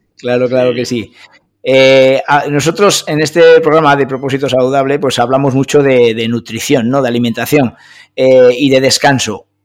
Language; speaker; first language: Spanish; native; Spanish